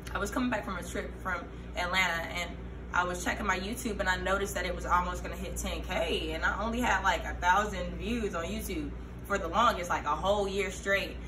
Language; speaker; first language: English; native; English